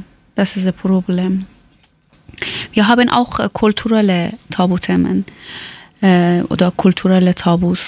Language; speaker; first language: German; non-native, learner; Persian